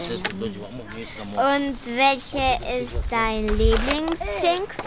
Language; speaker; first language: German; non-native, local second language; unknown